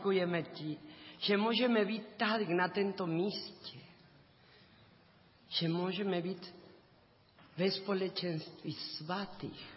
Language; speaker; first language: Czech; non-native, learner; Spanish